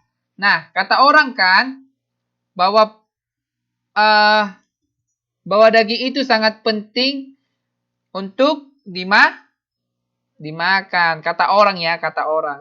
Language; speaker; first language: Indonesian; native; Indonesian